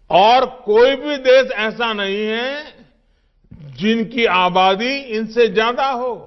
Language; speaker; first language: Hindi; non-native, local second language; Gujarati